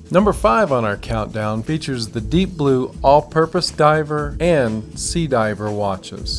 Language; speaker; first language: English; native; English